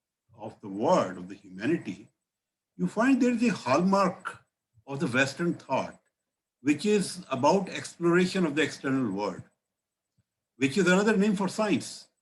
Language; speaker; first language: English; non-native, local second language; Hindi